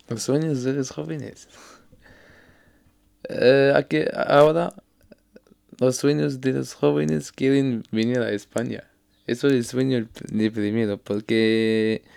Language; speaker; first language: Spanish; non-native, learner; Arabic